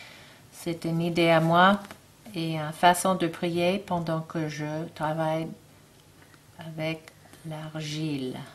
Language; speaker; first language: French; non-native, learner; English